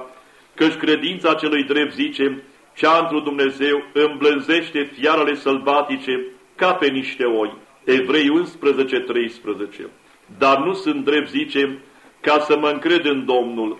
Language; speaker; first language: Romanian; native; Romanian